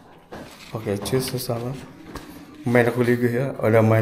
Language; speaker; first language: German; non-native, learner; Filipino